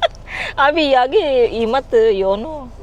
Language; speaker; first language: Korean; non-native, learner; Filipino